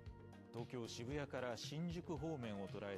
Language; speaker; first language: Japanese; native; Japanese